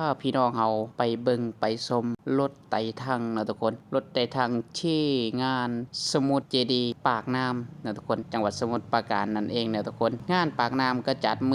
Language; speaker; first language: Thai; non-native, local second language; Northeastern Thai